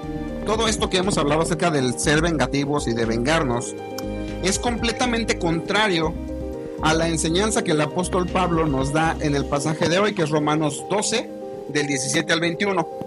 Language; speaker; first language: Spanish; native; Spanish